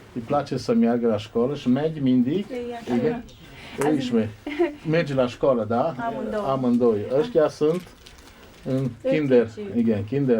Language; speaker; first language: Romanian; non-native, local second language; Hungarian